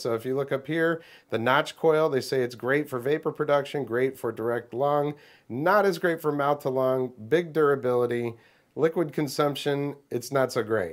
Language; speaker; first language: English; native; English